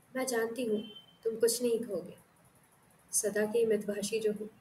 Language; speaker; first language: Hindi; non-native, local second language; Marathi